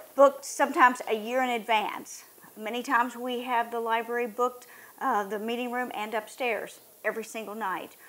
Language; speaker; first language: English; native; English